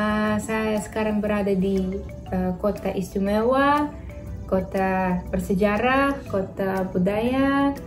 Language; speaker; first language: Indonesian; non-native, fluent; Russian